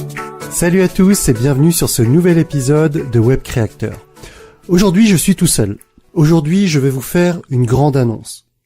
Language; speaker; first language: French; native; French